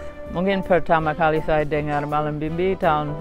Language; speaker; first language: Indonesian; non-native, fluent; English